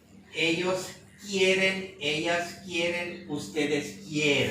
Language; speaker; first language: Spanish; non-native, fluent; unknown